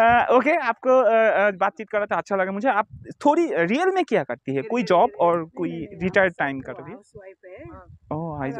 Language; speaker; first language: Hindi; non-native, learner; Bangla